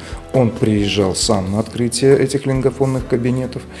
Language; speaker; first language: Russian; native; Russian